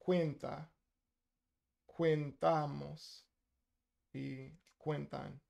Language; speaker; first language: Spanish; non-native, learner; English